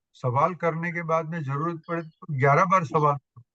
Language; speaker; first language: Hindi; non-native, local second language; Gujarati